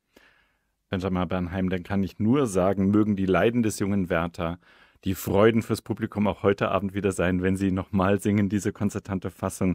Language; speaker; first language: German; native; German